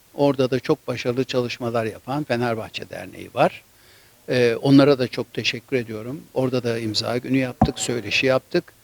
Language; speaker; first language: Turkish; native; Turkish